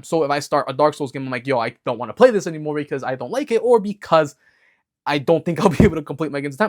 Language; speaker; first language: English; native; English